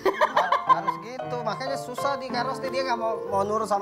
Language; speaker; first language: Indonesian; native; Indonesian